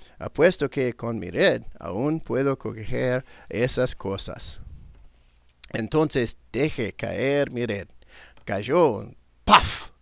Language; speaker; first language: Spanish; non-native, learner; English